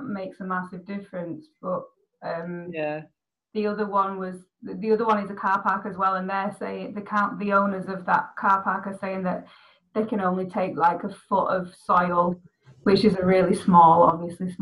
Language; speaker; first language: English; native; English